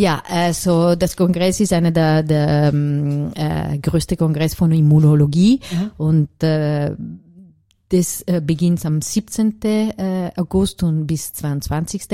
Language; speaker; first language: German; non-native, learner; Italian